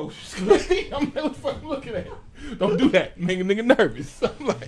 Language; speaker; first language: English; native; English